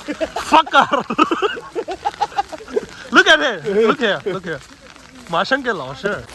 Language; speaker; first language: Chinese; non-native, learner; Urdu